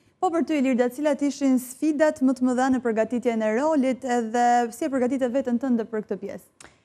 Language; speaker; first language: Albanian; native; Albanian